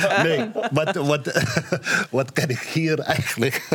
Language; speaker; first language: Dutch; non-native, learner; Arabic